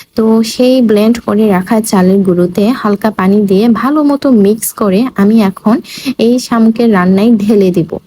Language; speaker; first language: Bangla; native; Bangla